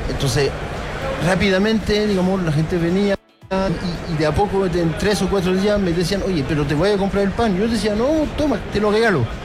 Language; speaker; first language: Spanish; non-native, fluent; French